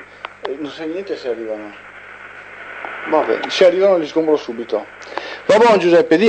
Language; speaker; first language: Italian; native; Italian